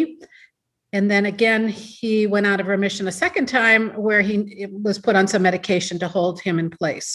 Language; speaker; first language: English; native; English